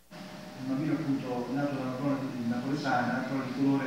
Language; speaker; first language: Italian; native; Italian